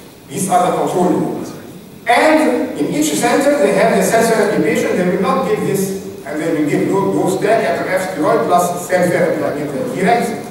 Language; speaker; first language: English; non-native, fluent; Arabic